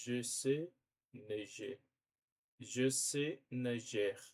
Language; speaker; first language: French; non-native, learner; Portuguese